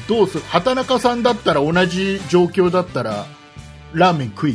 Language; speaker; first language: Japanese; native; Japanese